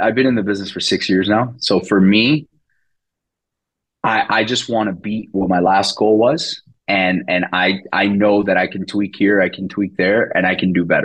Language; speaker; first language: English; early bilingual, other home language; Spanish